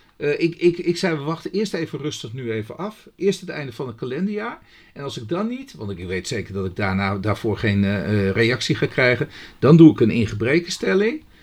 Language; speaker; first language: Dutch; native; Dutch